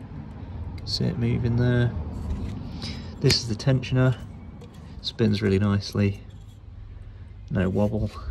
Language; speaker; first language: English; native; English